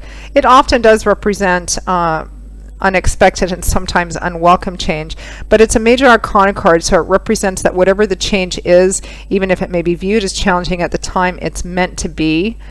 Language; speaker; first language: English; native; English